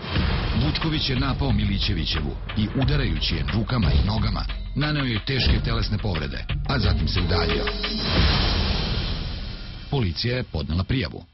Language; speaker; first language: Serbian; native; Serbian